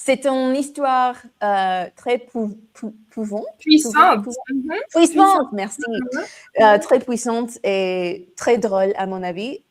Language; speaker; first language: French; non-native, learner; English